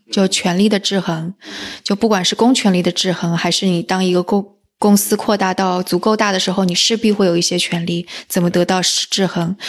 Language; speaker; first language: Chinese; native; Chinese